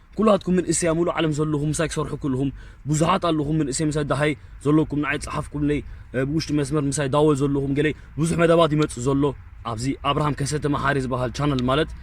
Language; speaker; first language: Tigrinya; early bilingual, heritage; Tigrinya